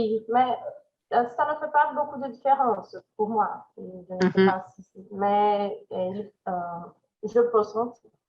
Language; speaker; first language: French; non-native, fluent; Portuguese